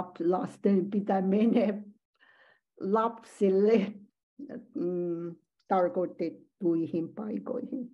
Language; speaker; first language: Finnish; non-native, learner; Chinese